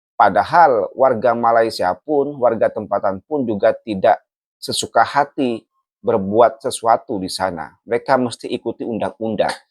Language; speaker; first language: Indonesian; native; Indonesian